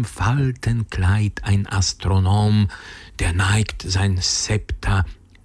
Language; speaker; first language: German; native; German